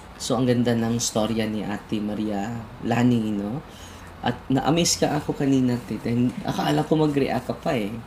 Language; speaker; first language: Filipino; non-native, local second language; Cebuano